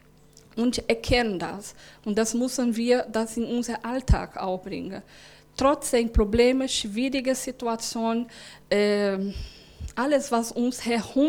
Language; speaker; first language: German; non-native, learner; Portuguese